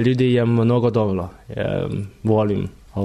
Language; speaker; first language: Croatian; non-native, learner; Chinese